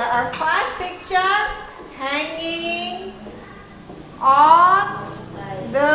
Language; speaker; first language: English; non-native, fluent; Indonesian